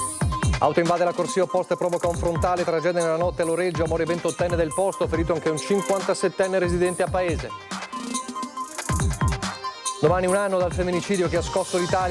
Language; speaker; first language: Italian; native; Italian